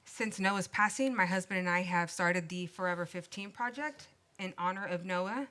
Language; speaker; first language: English; native; English